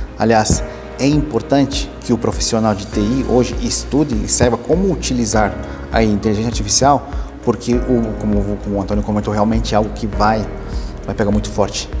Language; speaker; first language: Portuguese; early bilingual, other home language; Spanish